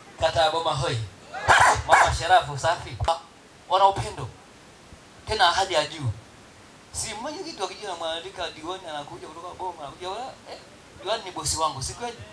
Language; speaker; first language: Swahili; non-native, local second language; Masai